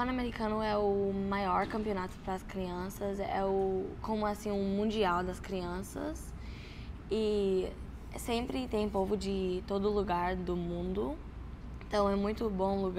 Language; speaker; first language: Portuguese; early bilingual, heritage; Portuguese